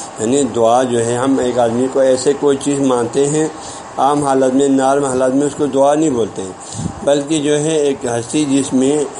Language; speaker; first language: Urdu; non-native, local second language; Balti